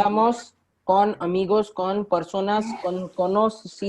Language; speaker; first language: Spanish; non-native, learner; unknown